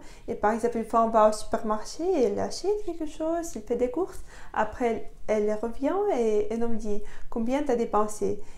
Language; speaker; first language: French; non-native, fluent; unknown